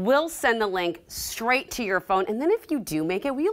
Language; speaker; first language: English; native; English